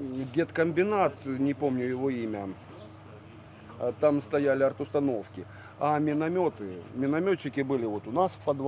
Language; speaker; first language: Russian; native; Russian